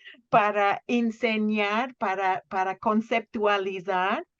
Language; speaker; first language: Spanish; non-native, fluent; English